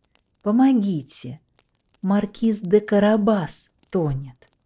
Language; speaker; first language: Russian; native; Russian